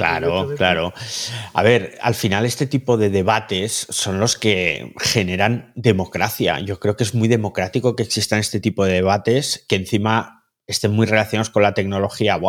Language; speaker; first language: Spanish; native; Spanish